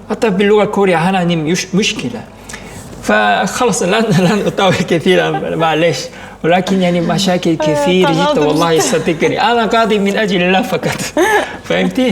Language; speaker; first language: Arabic; non-native, fluent; Korean